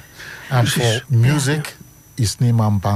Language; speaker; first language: Dutch; non-native, fluent; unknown